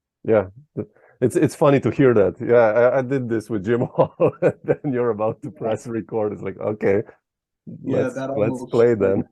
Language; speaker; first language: English; non-native, fluent; Slovenian